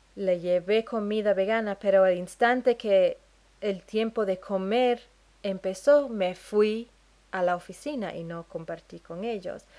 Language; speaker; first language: Spanish; non-native, fluent; English